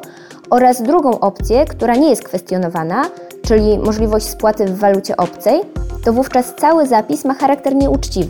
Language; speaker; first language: Polish; native; Polish